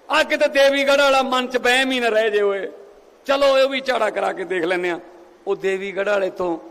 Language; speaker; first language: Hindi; non-native, local second language; Punjabi